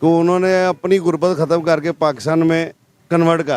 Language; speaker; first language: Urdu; non-native, local second language; Punjabi